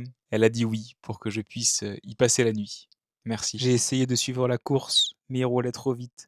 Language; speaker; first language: French; native; French